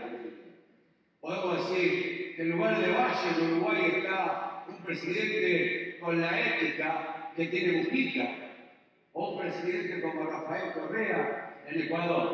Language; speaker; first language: Spanish; native; Spanish